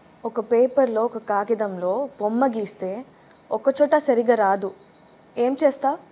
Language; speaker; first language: Telugu; non-native, learner; Tamil